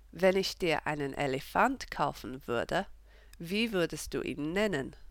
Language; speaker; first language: German; non-native, fluent; English